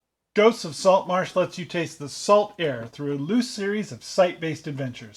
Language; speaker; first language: English; native; English